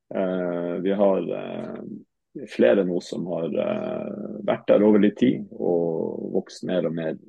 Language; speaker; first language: Norwegian; native; Norwegian